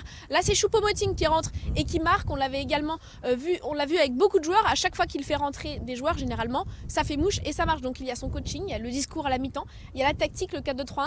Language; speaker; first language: French; native; French